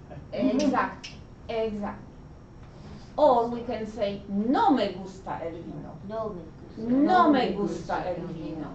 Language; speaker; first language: Spanish; non-native, learner; English